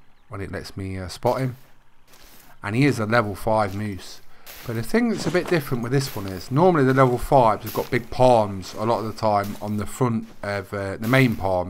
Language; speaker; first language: English; native; English